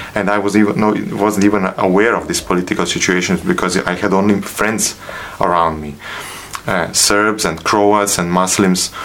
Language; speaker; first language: English; non-native, fluent; Bosnian